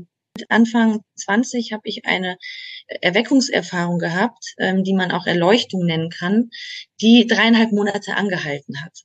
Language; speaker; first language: German; native; German